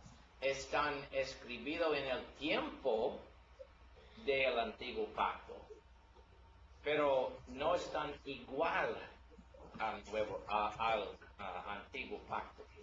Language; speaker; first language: Spanish; non-native, learner; English